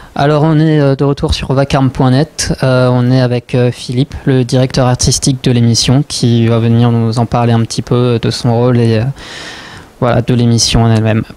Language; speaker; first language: French; native; French